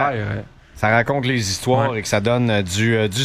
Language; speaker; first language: French; native; French